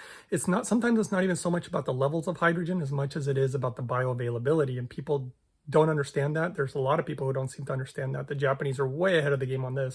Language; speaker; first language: English; native; English